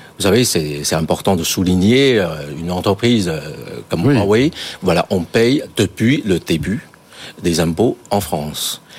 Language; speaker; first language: French; non-native, fluent; Chinese